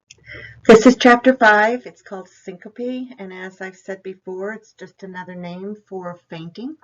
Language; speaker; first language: English; native; English